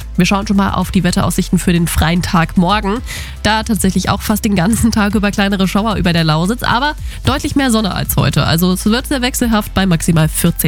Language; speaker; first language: German; native; German